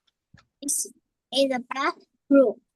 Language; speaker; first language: English; non-native, learner; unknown